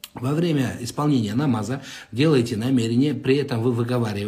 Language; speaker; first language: Russian; non-native, local second language; Kazakh